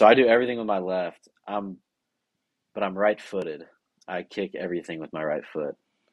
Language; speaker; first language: English; native; English